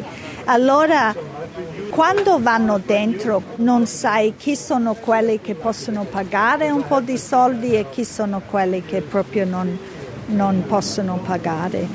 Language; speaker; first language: Italian; early bilingual, heritage; Italian